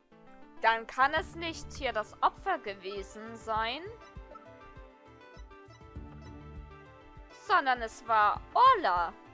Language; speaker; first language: German; native; German